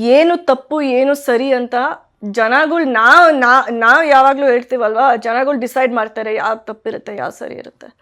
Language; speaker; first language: Kannada; early bilingual, heritage; Kannada